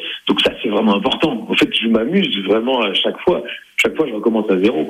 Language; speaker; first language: French; native; French